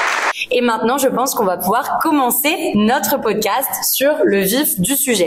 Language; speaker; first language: French; native; French